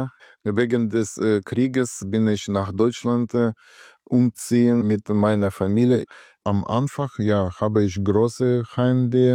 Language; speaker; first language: German; non-native, learner; Ukrainian